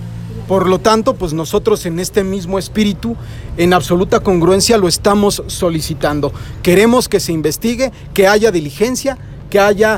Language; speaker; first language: Spanish; native; Spanish